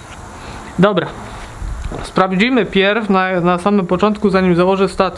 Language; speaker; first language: Polish; native; Polish